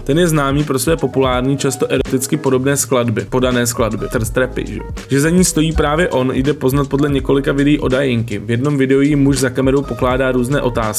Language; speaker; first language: Czech; native; Czech